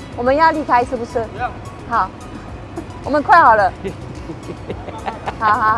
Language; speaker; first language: Chinese; non-native, fluent; French